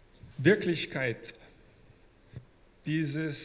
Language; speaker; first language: German; non-native, fluent; Portuguese